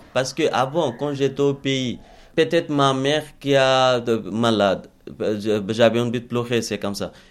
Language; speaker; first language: French; non-native, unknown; Bangla